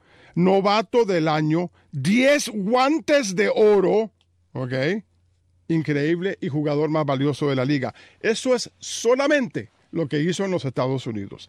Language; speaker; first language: Spanish; native; Spanish